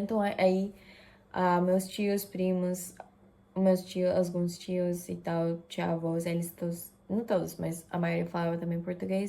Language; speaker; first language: Portuguese; non-native, fluent; Japanese